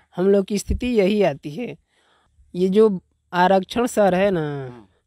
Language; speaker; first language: Hindi; native; Hindi